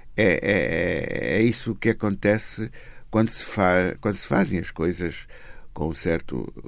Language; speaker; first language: Portuguese; native; Portuguese